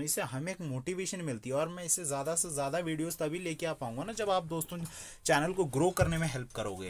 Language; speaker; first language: Hindi; native; Hindi